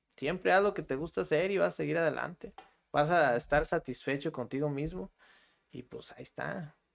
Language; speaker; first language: Spanish; native; Spanish